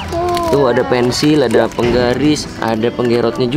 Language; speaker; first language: Indonesian; native; Indonesian